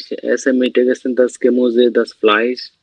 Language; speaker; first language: German; non-native, learner; Bangla